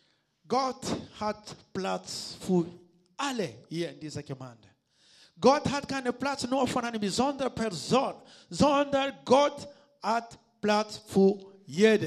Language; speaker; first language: German; non-native, learner; Lingala